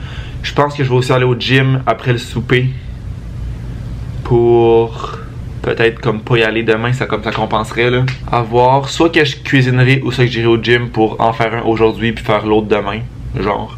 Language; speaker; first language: French; native; French